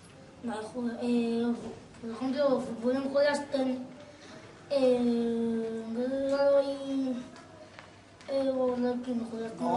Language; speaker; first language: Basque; non-native, local second language; Spanish